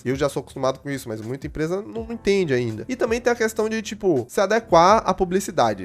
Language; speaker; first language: Portuguese; native; Portuguese